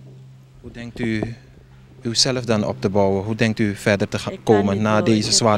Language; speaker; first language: Dutch; native; Dutch